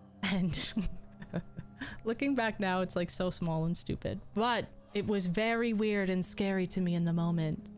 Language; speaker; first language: English; native; English